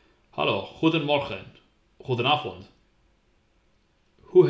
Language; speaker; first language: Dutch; non-native, learner; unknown